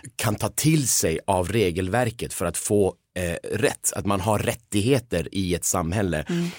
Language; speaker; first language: Swedish; early bilingual, other home language; Persian